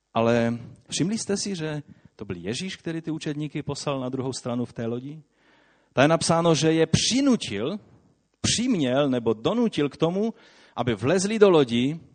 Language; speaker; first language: Czech; non-native, local second language; Polish